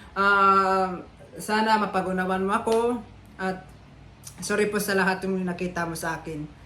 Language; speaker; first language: Filipino; non-native, local second language; Cebuano